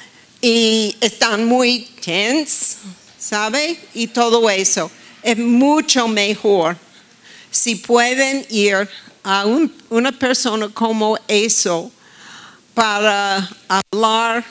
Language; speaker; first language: Spanish; non-native, fluent; English